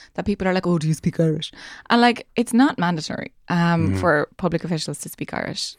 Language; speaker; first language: English; native; English